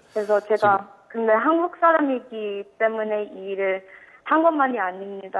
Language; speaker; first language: Korean; early bilingual, heritage; Korean